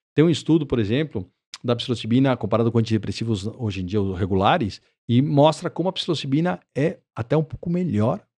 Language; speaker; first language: Portuguese; early bilingual, other home language; Spanish